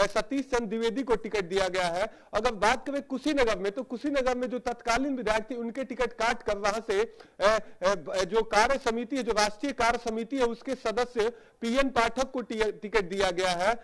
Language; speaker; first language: Hindi; native; Hindi